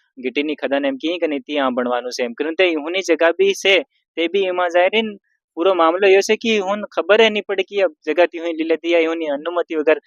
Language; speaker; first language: Gujarati; non-native, local second language; Bhili